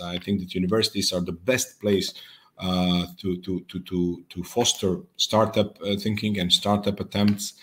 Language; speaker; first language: English; non-native, fluent; Serbian